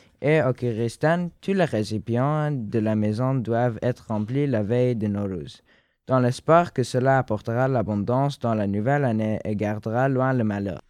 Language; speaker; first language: French; non-native, fluent; Persian